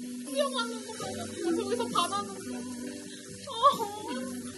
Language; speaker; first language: Korean; native; Korean